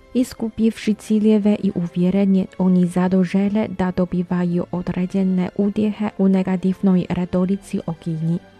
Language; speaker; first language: Croatian; non-native, fluent; Chinese